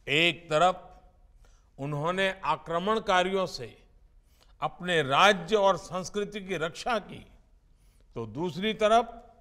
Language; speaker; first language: Hindi; non-native, local second language; Gujarati